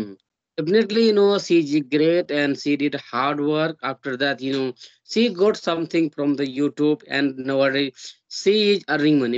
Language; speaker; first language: English; non-native, learner; Hindi